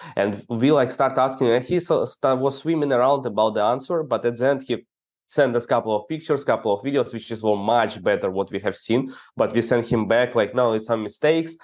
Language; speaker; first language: English; non-native, fluent; Ukrainian